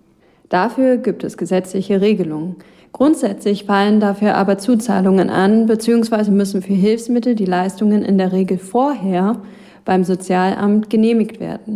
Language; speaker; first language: German; native; German